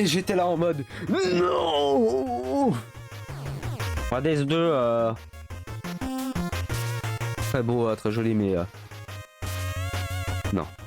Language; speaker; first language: French; native; French